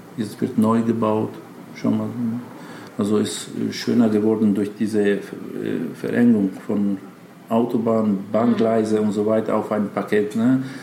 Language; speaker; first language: German; non-native, fluent; Albanian